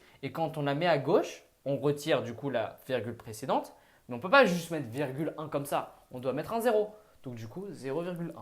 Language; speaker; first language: French; native; French